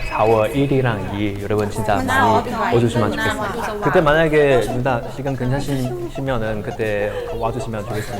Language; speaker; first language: Korean; non-native, learner; Chinese